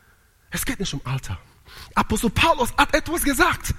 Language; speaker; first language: German; non-native, learner; Italian